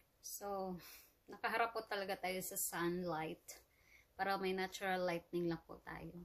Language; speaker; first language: Filipino; native; Filipino